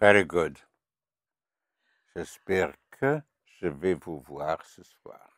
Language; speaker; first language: French; non-native, fluent; English